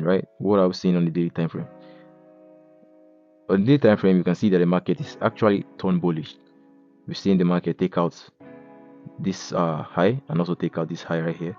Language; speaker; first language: English; native; English